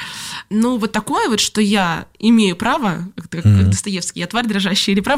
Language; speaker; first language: Russian; native; Russian